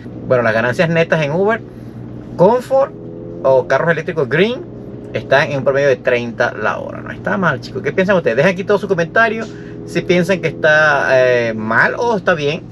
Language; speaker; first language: Spanish; native; Spanish